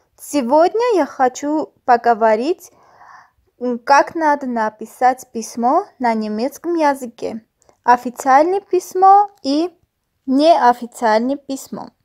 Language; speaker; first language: Russian; non-native, fluent; Armenian